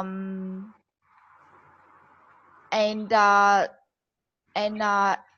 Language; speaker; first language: English; non-native, learner; Vietnamese